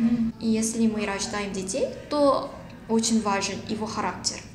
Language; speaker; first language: Russian; non-native, learner; Korean